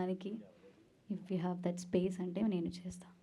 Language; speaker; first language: Telugu; non-native, fluent; Malayalam